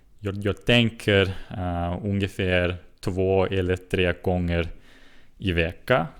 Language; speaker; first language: Swedish; non-native, learner; Swiss German